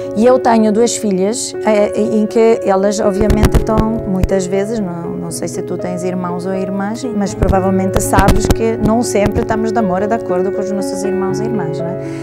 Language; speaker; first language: Portuguese; non-native, fluent; Italian